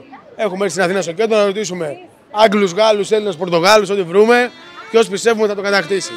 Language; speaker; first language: Greek; native; Greek